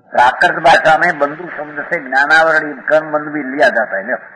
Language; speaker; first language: Hindi; non-native, local second language; Gujarati